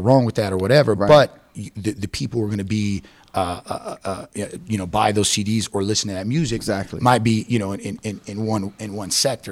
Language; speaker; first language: English; native; English